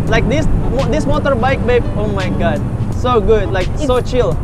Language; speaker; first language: English; non-native, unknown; Indonesian